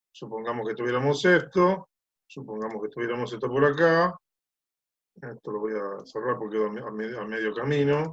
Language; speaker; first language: Spanish; native; Spanish